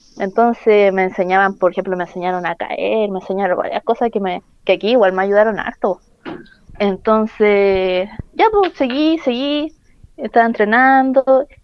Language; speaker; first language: Spanish; native; Spanish